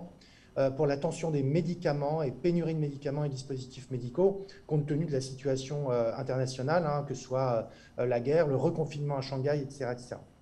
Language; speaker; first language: French; native; French